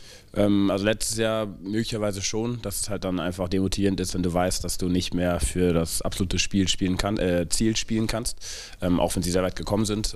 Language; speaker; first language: German; native; German